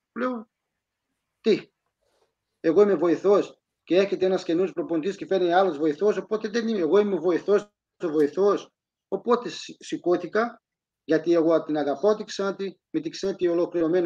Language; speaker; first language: Greek; non-native, fluent; Portuguese